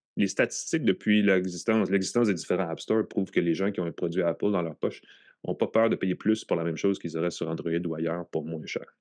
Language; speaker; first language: French; native; French